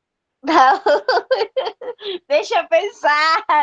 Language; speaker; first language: Portuguese; non-native, learner; Spanish